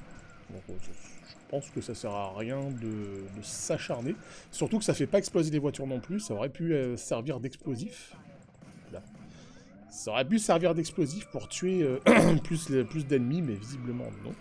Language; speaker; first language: French; native; French